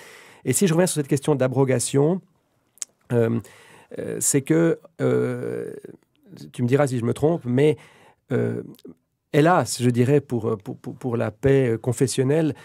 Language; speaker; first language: French; native; French